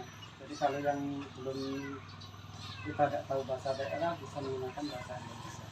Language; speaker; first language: Indonesian; non-native, local second language; Javanese